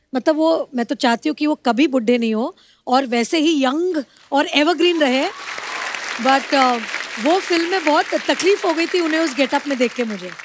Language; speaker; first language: Hindi; non-native, local second language; Bangla